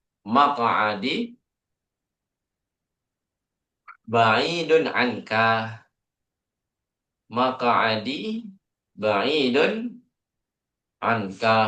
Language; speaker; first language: Arabic; non-native, fluent; Indonesian